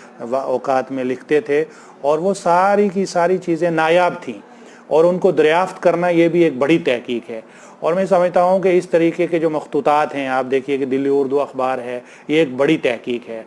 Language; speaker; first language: Urdu; native; Urdu